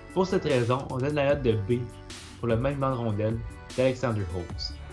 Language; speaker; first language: French; native; French